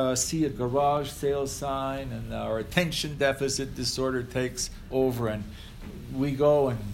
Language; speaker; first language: English; early bilingual, other home language; Ukrainian